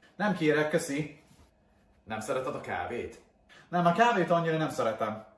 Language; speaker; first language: Hungarian; non-native, fluent; English